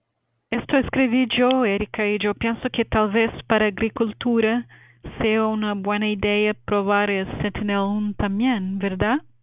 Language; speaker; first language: Spanish; non-native, fluent; Portuguese